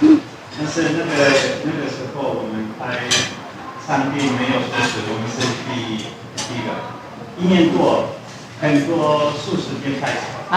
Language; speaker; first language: Chinese; non-native, learner; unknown